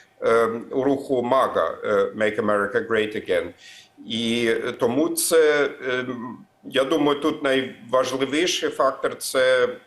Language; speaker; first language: Ukrainian; non-native, fluent; German